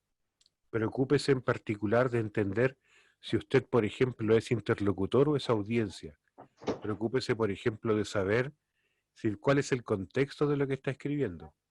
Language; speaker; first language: Spanish; native; Spanish